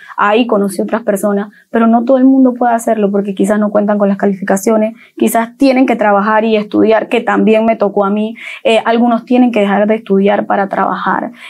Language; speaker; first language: Spanish; native; Spanish